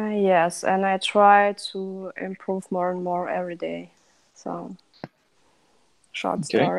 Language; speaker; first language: English; non-native, learner; Russian